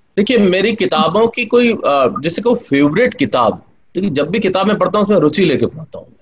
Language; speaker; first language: Hindi; native; Hindi